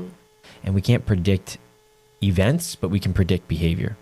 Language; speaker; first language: English; native; English